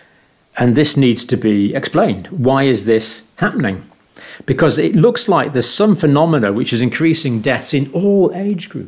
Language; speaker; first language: English; native; English